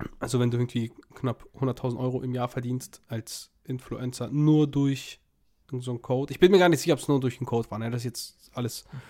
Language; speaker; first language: German; early bilingual, other home language; Russian